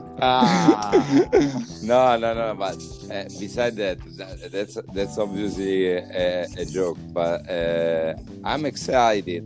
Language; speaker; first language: English; non-native, fluent; Italian